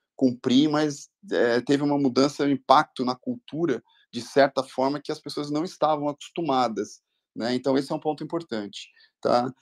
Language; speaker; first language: Portuguese; native; Portuguese